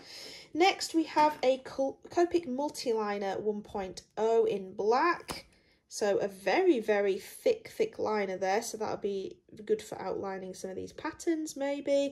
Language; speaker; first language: English; native; English